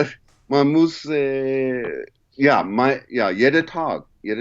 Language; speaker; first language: German; non-native, learner; English